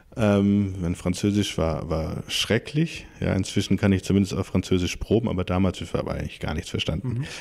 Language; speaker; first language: German; native; German